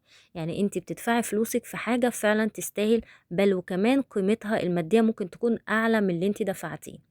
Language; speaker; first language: Arabic; native; Arabic